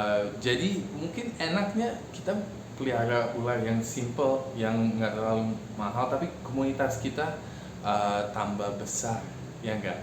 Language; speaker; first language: Indonesian; non-native, fluent; English